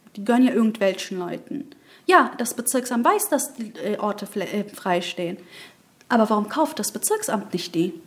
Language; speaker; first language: German; early bilingual, other home language; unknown